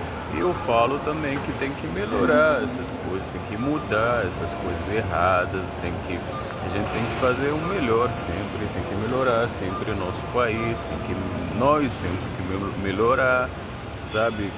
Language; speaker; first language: Portuguese; non-native, fluent; Arabic